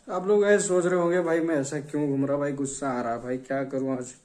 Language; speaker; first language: Hindi; non-native, local second language; Odia